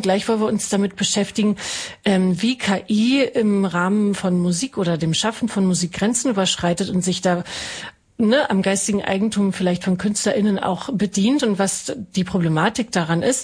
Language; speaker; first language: German; native; German